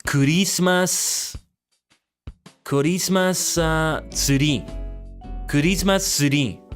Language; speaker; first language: Japanese; non-native, learner; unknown